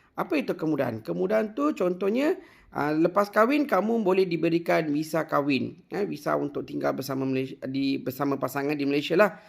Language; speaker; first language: Malay; non-native, local second language; Tamil